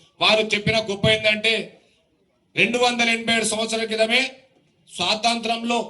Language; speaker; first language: Telugu; native; Telugu